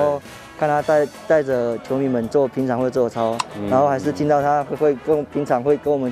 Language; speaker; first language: Chinese; native; Chinese